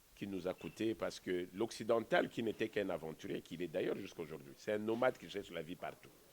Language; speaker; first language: French; non-native, local second language; Kongo